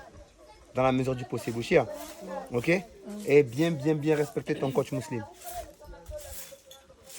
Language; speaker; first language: French; native; French